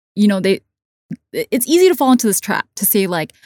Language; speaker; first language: English; non-native, local second language; Cantonese